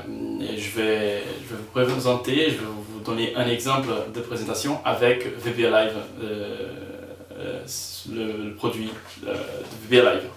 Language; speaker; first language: French; non-native, fluent; Spanish